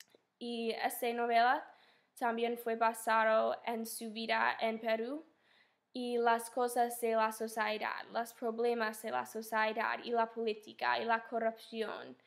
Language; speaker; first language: Spanish; non-native, fluent; English